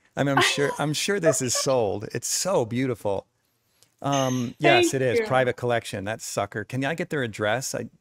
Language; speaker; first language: English; native; English